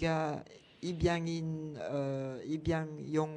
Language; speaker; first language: Korean; non-native, learner; French